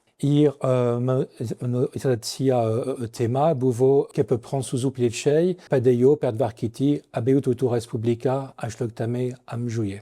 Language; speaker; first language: Lithuanian; non-native, fluent; French